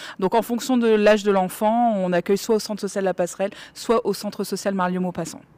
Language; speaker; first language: French; native; French